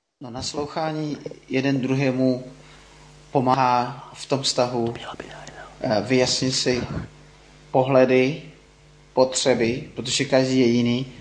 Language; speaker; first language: Czech; non-native, fluent; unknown